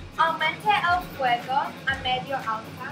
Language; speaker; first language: Spanish; non-native, learner; English